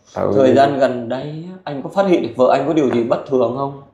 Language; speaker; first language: Vietnamese; native; Vietnamese